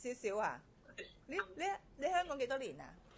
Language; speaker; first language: Cantonese; native; Cantonese